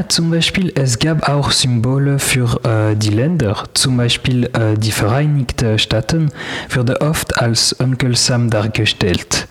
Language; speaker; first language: German; non-native, learner; French